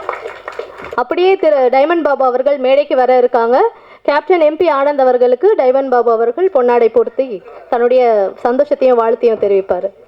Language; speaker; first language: Tamil; native; Tamil